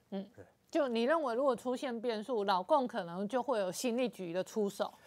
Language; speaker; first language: Chinese; native; Chinese